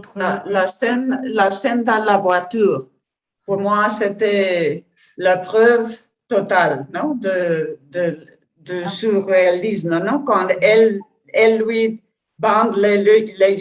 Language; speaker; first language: French; non-native, learner; Spanish